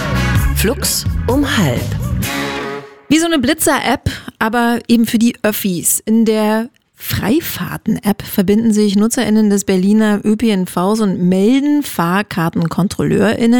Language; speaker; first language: German; native; German